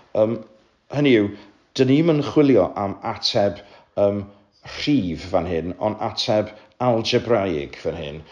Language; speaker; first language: Welsh; native; Welsh